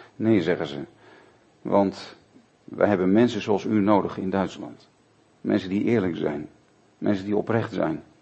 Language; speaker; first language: Dutch; native; Dutch